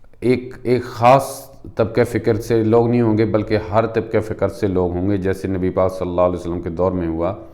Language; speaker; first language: Urdu; non-native, local second language; Baluchi